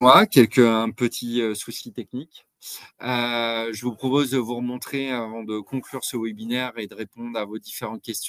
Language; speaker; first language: French; native; French